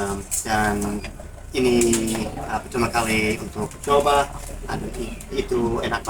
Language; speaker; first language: Indonesian; non-native, learner; English